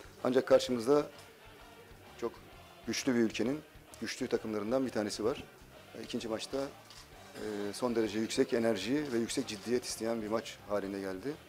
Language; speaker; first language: Turkish; native; Turkish